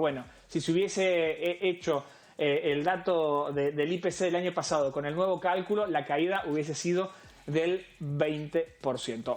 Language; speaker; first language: Spanish; native; Spanish